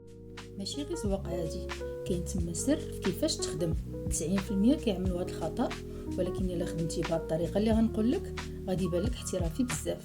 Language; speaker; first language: Arabic; native; Arabic